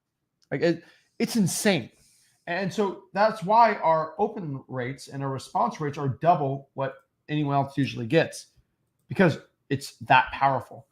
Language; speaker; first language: English; native; English